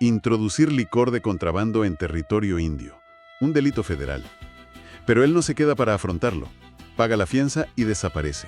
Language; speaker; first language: Spanish; native; Spanish